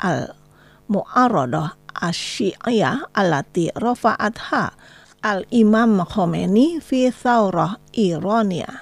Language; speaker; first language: Arabic; non-native, fluent; Indonesian